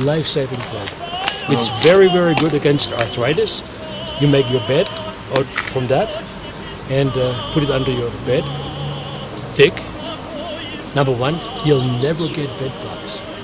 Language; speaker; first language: English; non-native, fluent; German